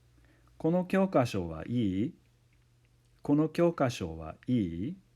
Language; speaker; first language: Japanese; non-native, fluent; English